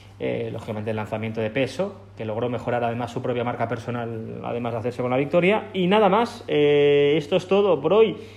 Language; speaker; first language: Spanish; non-native, local second language; Catalan